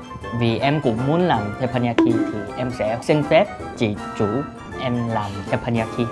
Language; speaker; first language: Vietnamese; non-native, fluent; Korean